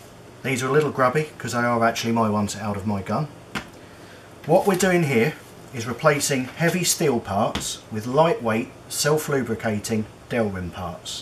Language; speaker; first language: English; native; English